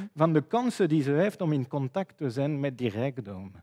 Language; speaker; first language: Dutch; non-native, fluent; French